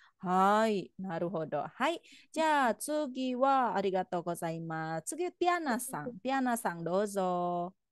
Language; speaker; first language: Japanese; non-native, fluent; Indonesian